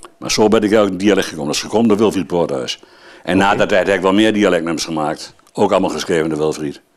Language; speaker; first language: Dutch; native; Dutch